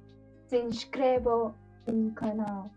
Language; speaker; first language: Portuguese; non-native, learner; Kyrgyz